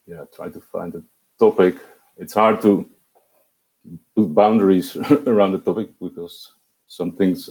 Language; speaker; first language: English; non-native, fluent; Dutch